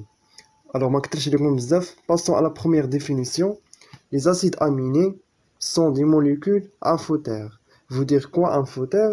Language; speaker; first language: French; non-native, local second language; Arabic